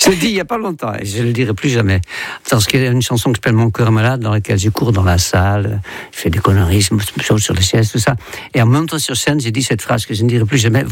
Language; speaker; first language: French; non-native, fluent; Dutch